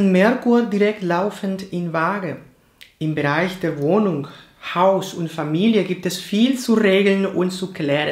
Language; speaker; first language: German; non-native, fluent; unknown